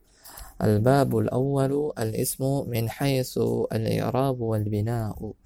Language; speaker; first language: Arabic; non-native, fluent; Indonesian